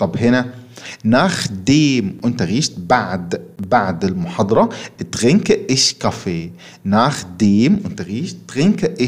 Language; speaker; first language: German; non-native, fluent; Arabic